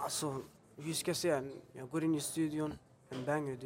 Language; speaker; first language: Swedish; early bilingual, other home language; Albanian